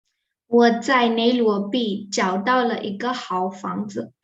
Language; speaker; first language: Chinese; non-native, learner; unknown